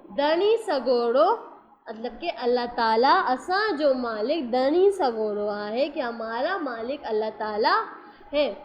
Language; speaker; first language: Urdu; native; Urdu